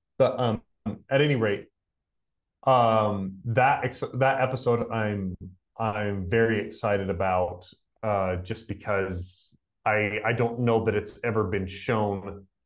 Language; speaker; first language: English; native; English